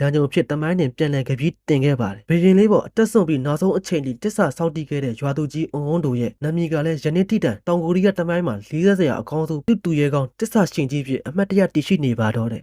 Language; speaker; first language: Burmese; native; Burmese